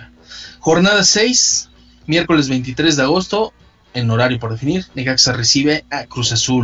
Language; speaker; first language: Spanish; native; Spanish